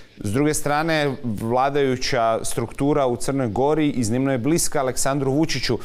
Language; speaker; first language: Croatian; native; Croatian